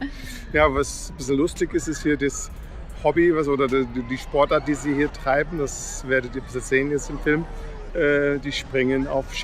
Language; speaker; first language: German; native; German